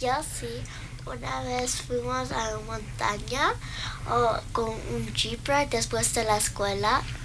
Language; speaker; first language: Spanish; early bilingual, other home language; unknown